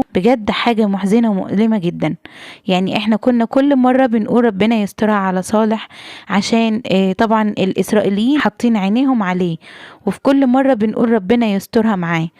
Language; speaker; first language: Arabic; native; Arabic